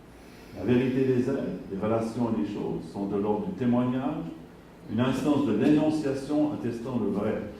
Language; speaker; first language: French; native; French